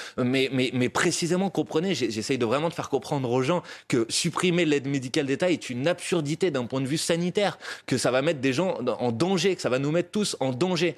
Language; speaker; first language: French; native; French